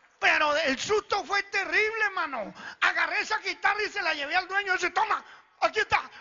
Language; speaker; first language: Spanish; early bilingual, other home language; Italian